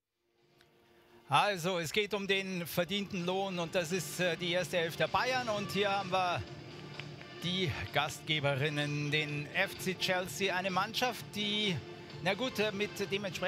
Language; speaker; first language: German; native; German